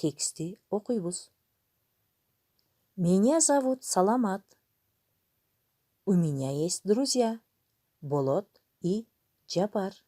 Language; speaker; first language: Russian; non-native, local second language; Kyrgyz